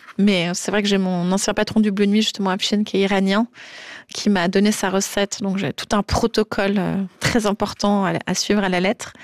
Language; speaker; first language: French; native; French